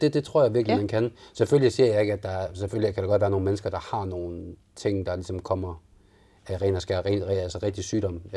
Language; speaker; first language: Danish; native; Danish